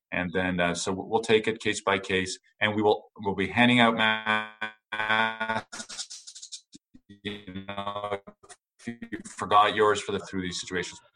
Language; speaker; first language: English; native; English